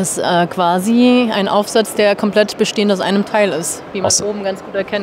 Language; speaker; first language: German; native; German